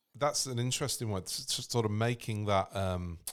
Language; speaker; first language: English; native; English